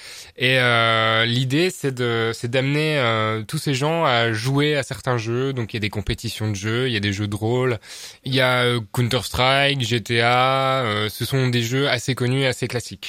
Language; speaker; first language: French; native; French